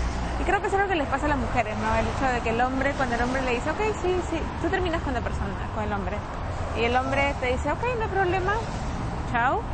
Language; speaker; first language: Spanish; native; Spanish